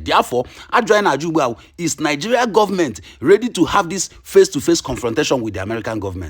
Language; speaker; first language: English; non-native, local second language; Igbo